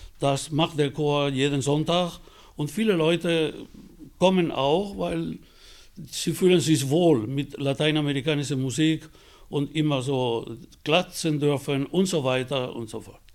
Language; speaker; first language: German; non-native, fluent; Spanish